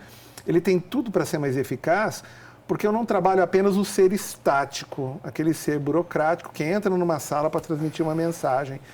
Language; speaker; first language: Portuguese; native; Portuguese